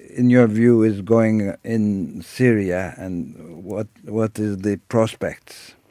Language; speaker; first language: English; non-native, fluent; Turkish